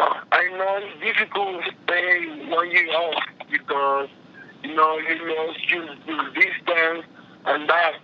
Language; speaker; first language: English; non-native, learner; Spanish